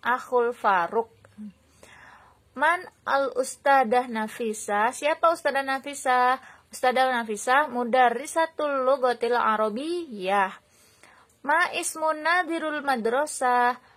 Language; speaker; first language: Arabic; non-native, fluent; Indonesian